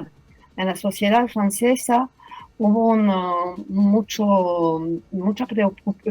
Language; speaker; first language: Spanish; non-native, fluent; French